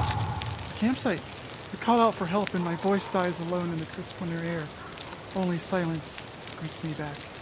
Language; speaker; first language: English; native; English